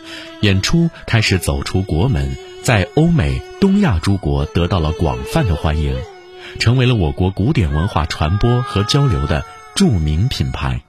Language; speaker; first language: Chinese; native; Chinese